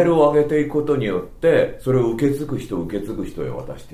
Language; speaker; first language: Japanese; native; Japanese